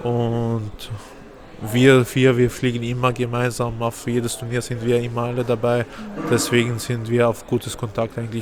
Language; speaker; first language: German; non-native, fluent; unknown